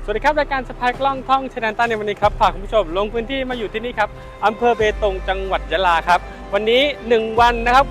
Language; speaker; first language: Thai; native; Thai